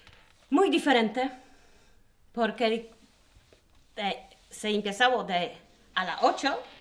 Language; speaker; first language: Spanish; non-native, learner; Polish